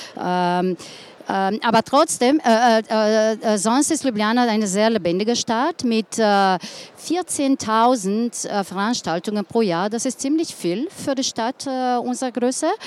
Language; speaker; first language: German; non-native, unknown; Slovenian